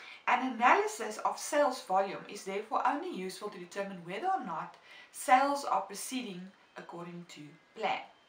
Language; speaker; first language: English; non-native, local second language; Afrikaans